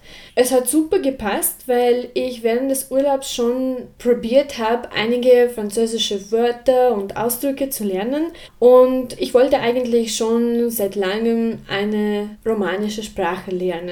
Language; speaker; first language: German; non-native, fluent; Russian